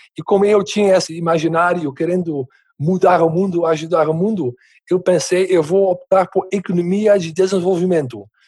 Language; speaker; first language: Portuguese; non-native, fluent; Dutch